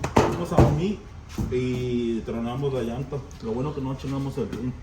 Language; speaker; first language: Spanish; early bilingual, other home language; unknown